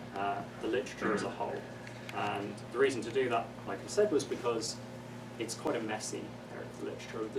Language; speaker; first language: English; native; English